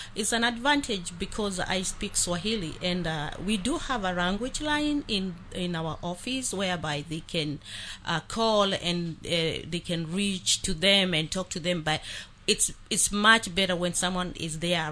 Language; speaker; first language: English; non-native, local second language; Kikuyu